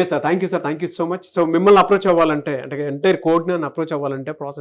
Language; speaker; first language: Telugu; native; Telugu